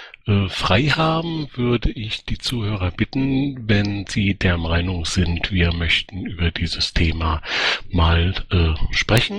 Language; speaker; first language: German; native; German